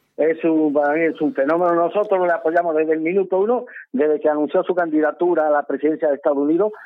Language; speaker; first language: Spanish; native; Spanish